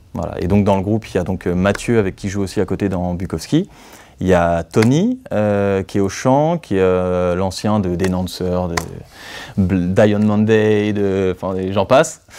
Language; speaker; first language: French; native; French